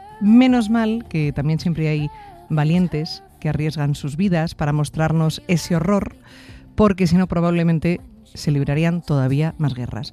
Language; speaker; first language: Spanish; native; Spanish